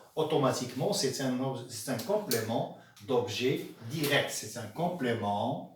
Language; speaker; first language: French; non-native, local second language; Arabic